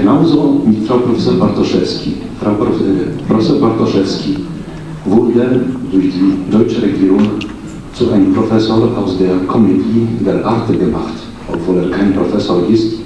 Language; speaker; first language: German; non-native, fluent; Polish